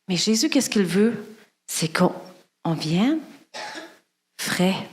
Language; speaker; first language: French; non-native, fluent; German